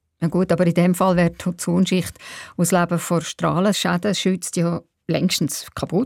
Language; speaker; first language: German; native; German